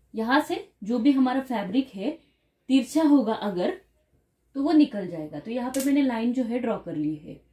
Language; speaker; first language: Hindi; non-native, local second language; Marathi